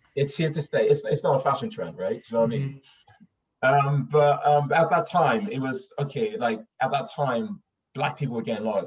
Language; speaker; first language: English; non-native, fluent; Swedish